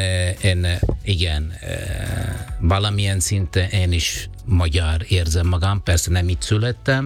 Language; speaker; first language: Hungarian; non-native, fluent; Italian